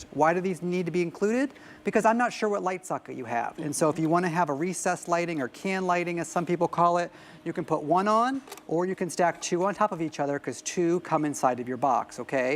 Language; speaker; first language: English; native; English